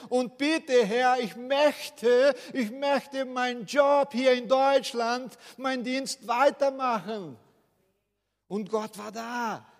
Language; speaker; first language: German; non-native, fluent; Portuguese